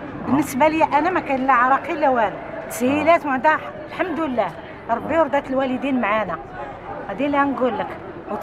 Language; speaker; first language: Arabic; native; Arabic